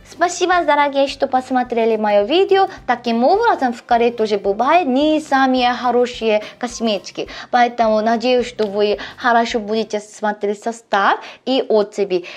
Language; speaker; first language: Russian; non-native, learner; Korean